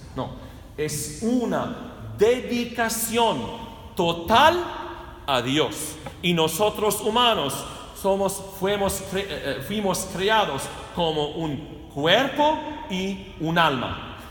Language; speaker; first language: Spanish; non-native, fluent; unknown